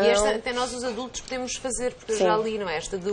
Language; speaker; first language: Portuguese; native; Portuguese